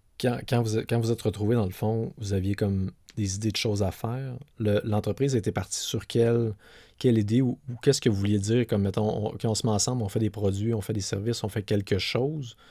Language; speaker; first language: French; native; French